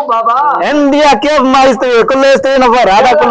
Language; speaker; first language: Arabic; non-native, learner; Hindi